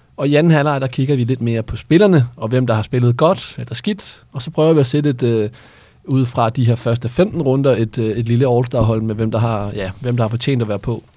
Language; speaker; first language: Danish; native; Danish